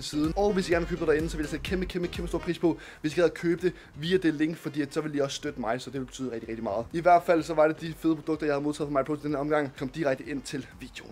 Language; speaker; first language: Danish; native; Danish